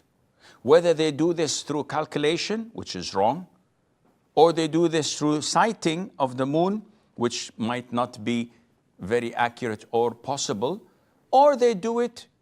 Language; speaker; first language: English; non-native, fluent; Arabic